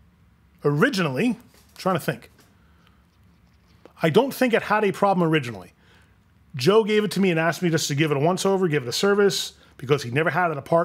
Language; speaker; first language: English; native; English